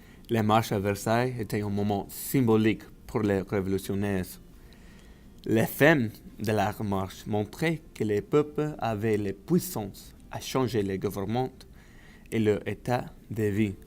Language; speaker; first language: French; non-native, learner; English